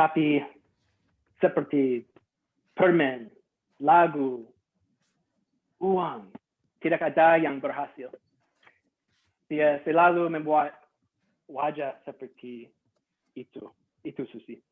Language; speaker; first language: Indonesian; non-native, fluent; English